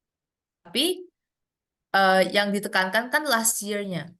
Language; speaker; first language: Indonesian; native; Indonesian